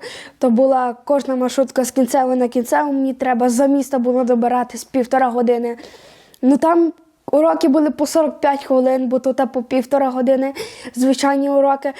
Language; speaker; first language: Ukrainian; native; Ukrainian